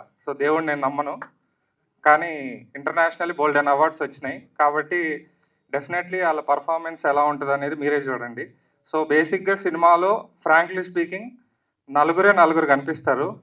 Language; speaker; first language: Telugu; native; Telugu